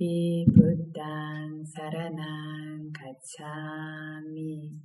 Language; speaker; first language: Korean; native; Korean